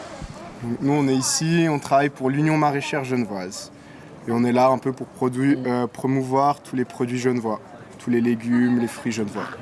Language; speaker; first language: French; native; French